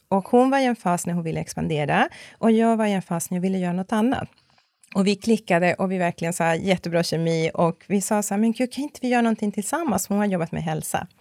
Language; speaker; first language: Swedish; early bilingual, other home language; Spanish